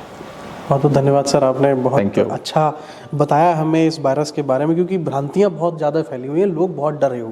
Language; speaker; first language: Hindi; native; Hindi